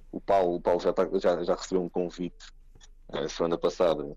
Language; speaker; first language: Portuguese; native; Portuguese